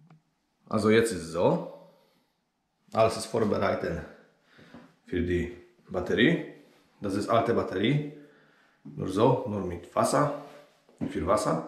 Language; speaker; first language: German; non-native, learner; Polish